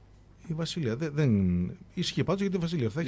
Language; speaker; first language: Greek; native; Greek